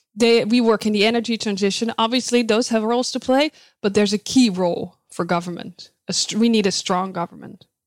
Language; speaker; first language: English; non-native, fluent; Dutch